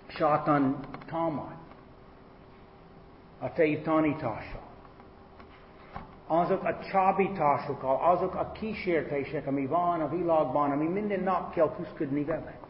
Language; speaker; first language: Hungarian; non-native, fluent; English